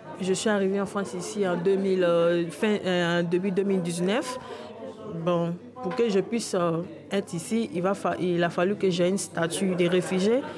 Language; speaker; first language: French; non-native, fluent; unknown